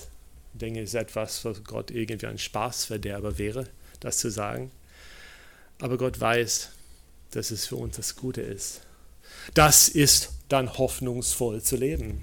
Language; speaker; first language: German; non-native, fluent; English